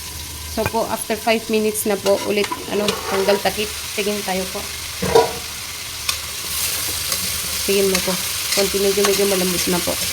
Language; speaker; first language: Filipino; non-native, learner; Punjabi